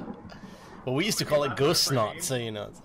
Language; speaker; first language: English; native; English